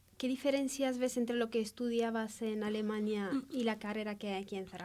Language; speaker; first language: Spanish; native; Spanish